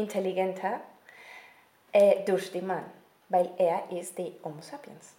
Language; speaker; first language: German; non-native, learner; Spanish